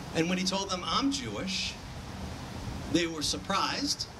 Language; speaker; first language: English; native; English